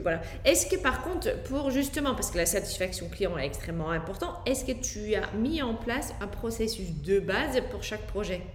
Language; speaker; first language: French; non-native, fluent; Dutch